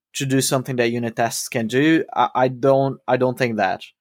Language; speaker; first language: English; non-native, fluent; Portuguese